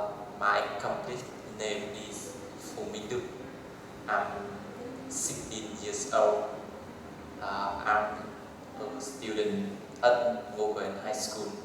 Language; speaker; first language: English; non-native, learner; Vietnamese